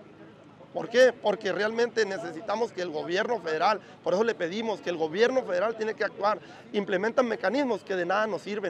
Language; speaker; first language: Spanish; native; Spanish